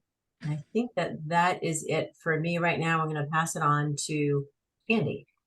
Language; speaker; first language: English; native; English